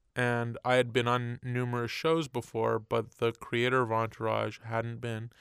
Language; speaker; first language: English; native; English